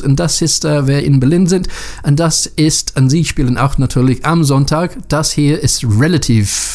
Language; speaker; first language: German; non-native, learner; English